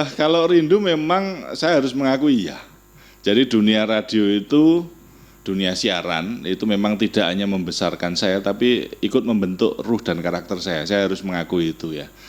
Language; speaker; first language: Indonesian; non-native, local second language; Javanese